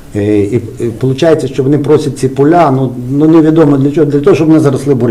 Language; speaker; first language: Ukrainian; native; Ukrainian